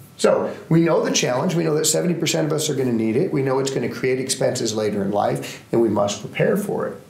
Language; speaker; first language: English; native; English